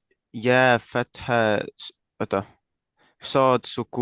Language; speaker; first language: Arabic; non-native, learner; Estonian